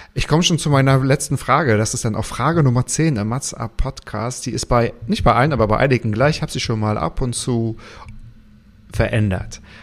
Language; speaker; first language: German; native; German